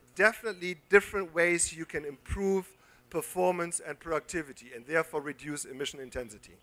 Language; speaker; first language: English; non-native, fluent; German